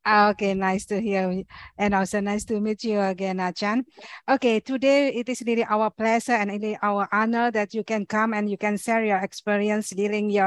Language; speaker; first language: English; non-native, learner; Indonesian